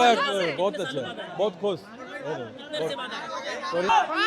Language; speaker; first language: Hindi; non-native, learner; Bangla